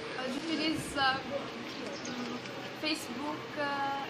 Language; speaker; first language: French; non-native, local second language; Arabic